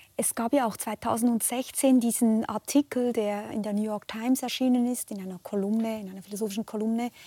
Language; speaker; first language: German; native; German